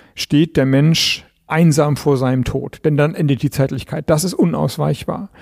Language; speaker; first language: German; native; German